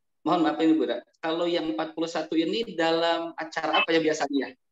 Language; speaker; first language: Indonesian; native; Indonesian